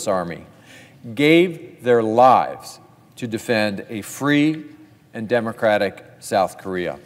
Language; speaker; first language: English; native; English